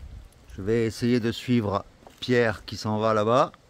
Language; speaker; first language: French; native; French